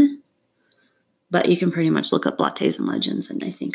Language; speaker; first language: English; native; English